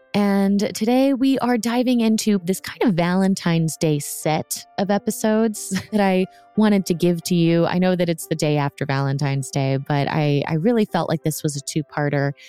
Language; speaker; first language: English; native; English